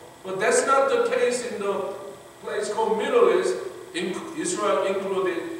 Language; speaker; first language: English; non-native, fluent; Korean